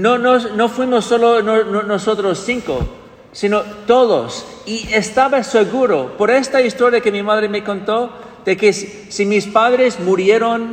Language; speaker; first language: Spanish; non-native, fluent; English